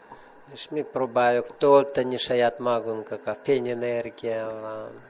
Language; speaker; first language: Hungarian; non-native, fluent; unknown